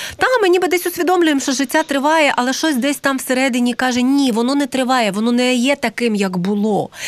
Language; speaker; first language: Ukrainian; native; Ukrainian